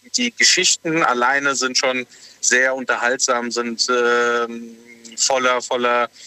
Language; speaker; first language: German; native; German